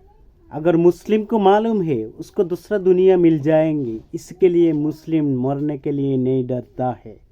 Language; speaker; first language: Hindi; non-native, learner; Bangla